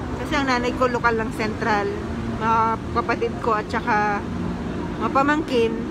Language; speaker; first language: Filipino; native; Filipino